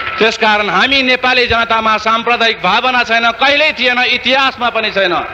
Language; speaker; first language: Nepali; non-native, local second language; Newari